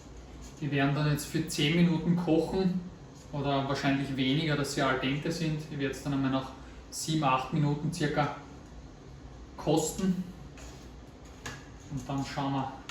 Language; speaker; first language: German; native; German